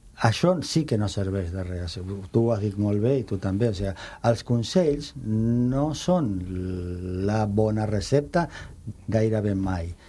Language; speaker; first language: Catalan; non-native, fluent; Spanish